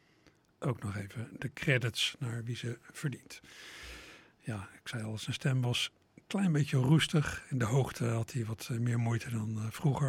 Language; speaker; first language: Dutch; native; Dutch